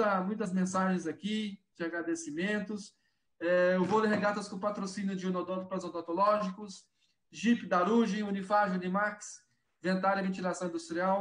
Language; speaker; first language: Portuguese; native; Portuguese